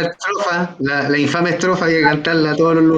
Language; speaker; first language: Spanish; native; Spanish